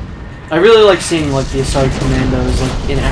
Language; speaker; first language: English; native; English